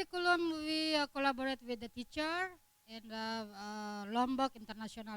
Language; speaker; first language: English; non-native, learner; Indonesian